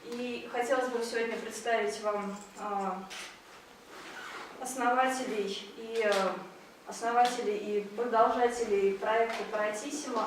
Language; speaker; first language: Russian; native; Russian